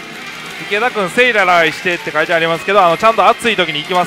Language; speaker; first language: Japanese; native; Japanese